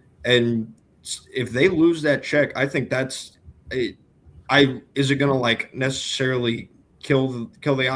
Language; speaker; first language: English; native; English